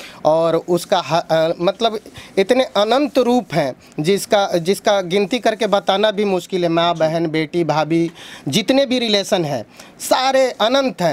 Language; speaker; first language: Hindi; native; Hindi